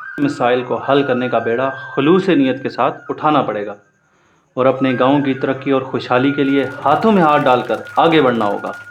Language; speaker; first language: Urdu; non-native, local second language; Punjabi